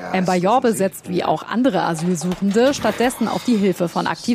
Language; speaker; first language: German; native; German